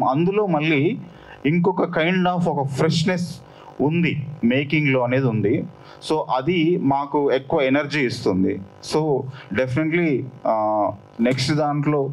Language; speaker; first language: Telugu; native; Telugu